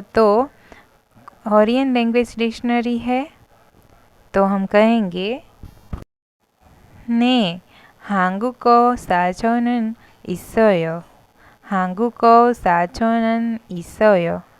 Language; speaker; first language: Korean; non-native, fluent; Hindi